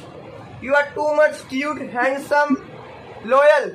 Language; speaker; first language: English; non-native, local second language; Hindi